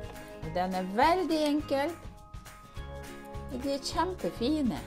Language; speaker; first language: Norwegian; non-native, learner; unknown